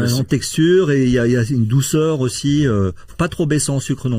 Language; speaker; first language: French; native; French